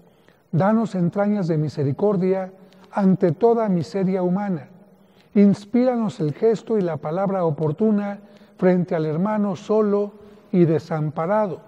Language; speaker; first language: Spanish; native; Spanish